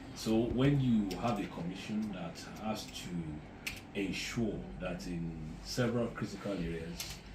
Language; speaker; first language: English; non-native, local second language; Yoruba